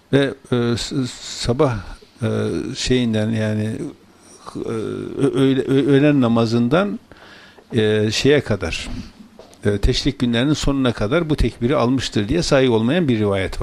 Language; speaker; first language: Turkish; native; Turkish